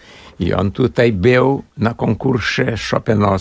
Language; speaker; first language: Polish; early bilingual, heritage; Portuguese